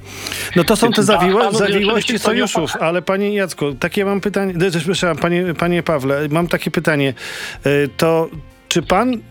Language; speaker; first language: Polish; native; Polish